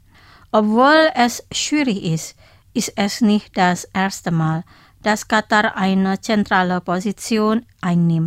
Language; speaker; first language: German; non-native, fluent; Indonesian